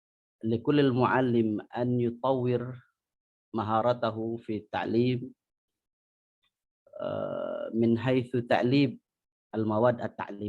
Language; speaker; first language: Arabic; non-native, fluent; Indonesian